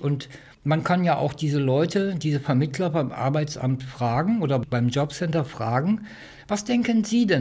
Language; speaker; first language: German; native; German